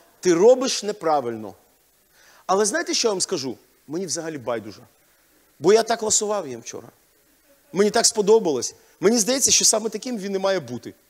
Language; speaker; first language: Ukrainian; non-native, local second language; Russian